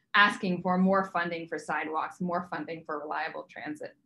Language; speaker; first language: English; native; English